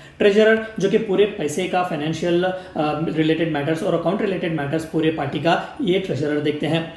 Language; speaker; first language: Hindi; native; Hindi